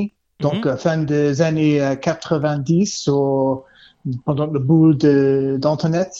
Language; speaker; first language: French; non-native, learner; English